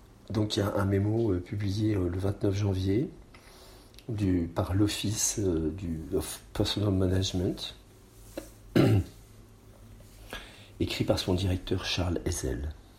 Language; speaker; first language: French; native; French